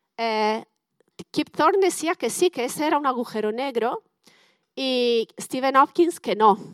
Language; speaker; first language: Spanish; non-native, fluent; Italian